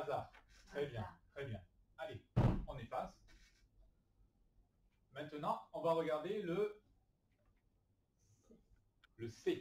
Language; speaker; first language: French; native; French